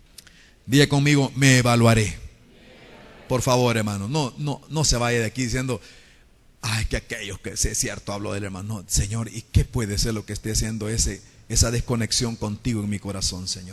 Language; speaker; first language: Spanish; native; Spanish